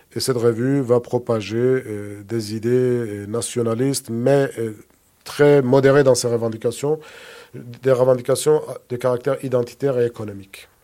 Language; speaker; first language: French; non-native, fluent; Kurdish